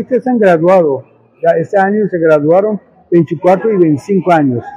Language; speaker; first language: Spanish; non-native, fluent; Persian